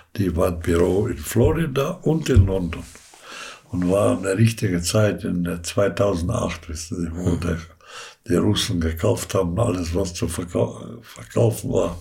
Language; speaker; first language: German; early bilingual, other home language; Slovenian